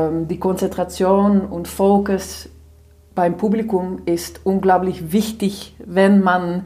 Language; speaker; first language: German; non-native, fluent; Dutch